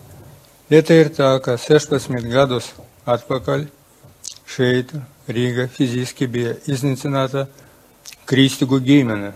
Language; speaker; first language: Latvian; non-native, local second language; Russian